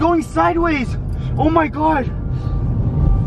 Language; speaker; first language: English; native; English